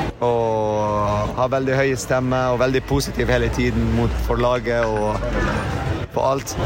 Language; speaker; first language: Norwegian; non-native, fluent; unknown